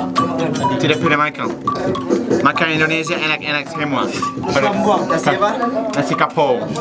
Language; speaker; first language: Indonesian; non-native, learner; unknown